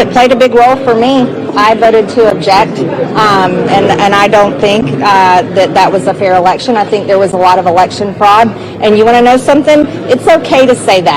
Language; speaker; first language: English; native; English